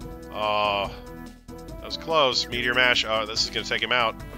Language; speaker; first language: English; native; English